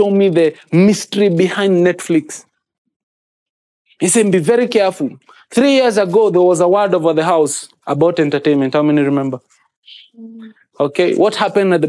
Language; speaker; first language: English; non-native, local second language; Kikuyu